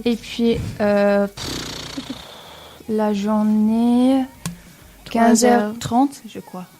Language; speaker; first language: French; non-native, fluent; English